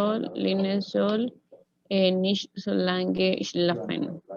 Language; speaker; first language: German; non-native, learner; Spanish